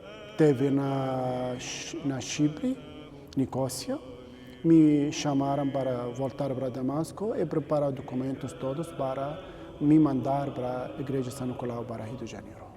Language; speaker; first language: Portuguese; non-native, learner; Arabic